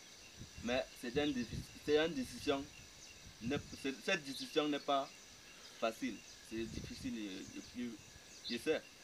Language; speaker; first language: French; non-native, local second language; English